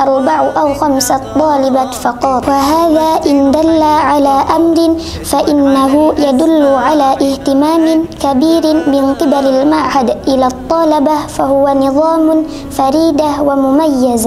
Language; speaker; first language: Arabic; non-native, learner; Indonesian